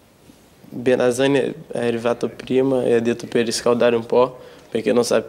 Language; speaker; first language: Italian; non-native, learner; Portuguese